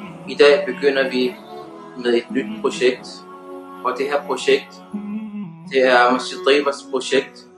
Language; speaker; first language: Danish; early bilingual, other home language; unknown